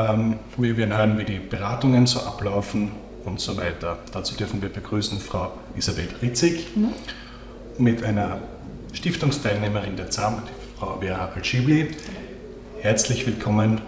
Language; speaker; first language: German; native; German